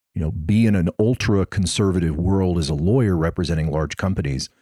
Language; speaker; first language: English; native; English